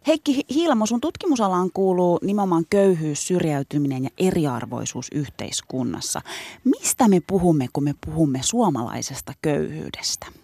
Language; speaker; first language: Finnish; early bilingual, other home language; Turkish